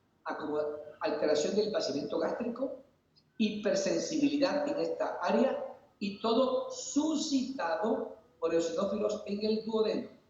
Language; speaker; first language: Spanish; native; Spanish